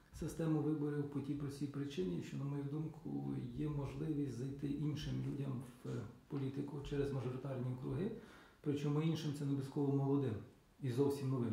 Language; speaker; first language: Ukrainian; native; Ukrainian